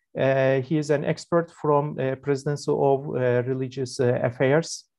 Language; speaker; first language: English; non-native, fluent; Turkish